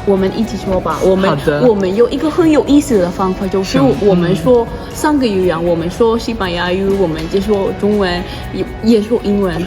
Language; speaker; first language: Chinese; non-native, learner; Spanish